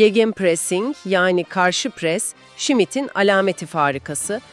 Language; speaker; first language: Turkish; native; Turkish